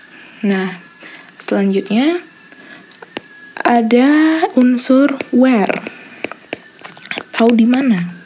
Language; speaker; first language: Indonesian; native; Indonesian